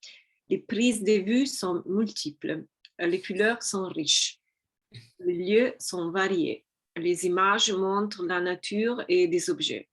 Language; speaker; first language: French; non-native, fluent; Italian